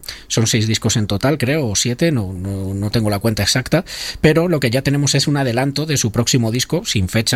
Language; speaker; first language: Spanish; native; Spanish